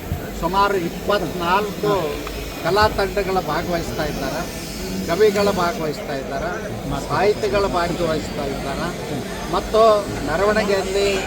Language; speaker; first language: Kannada; native; Kannada